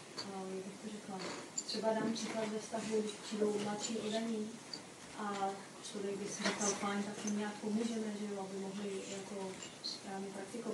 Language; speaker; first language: Czech; non-native, learner; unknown